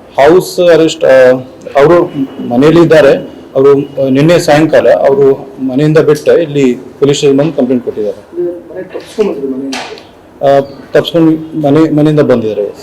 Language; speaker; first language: Kannada; non-native, local second language; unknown